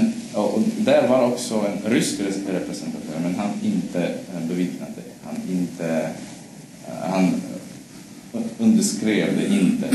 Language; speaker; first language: Swedish; non-native, fluent; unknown